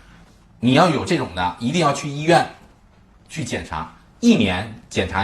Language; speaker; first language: Chinese; native; Chinese